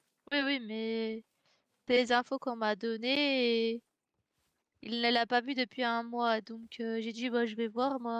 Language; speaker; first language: French; native; French